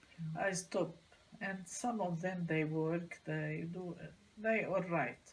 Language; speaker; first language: English; non-native, learner; Arabic